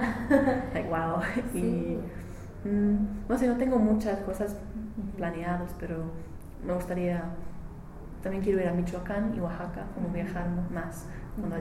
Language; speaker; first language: Spanish; non-native, learner; English